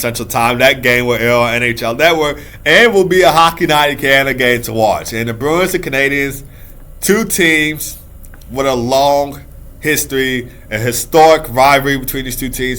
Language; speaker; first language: English; native; English